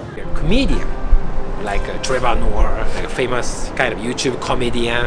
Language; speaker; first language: English; non-native, fluent; Japanese